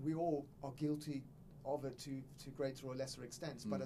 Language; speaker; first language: English; native; English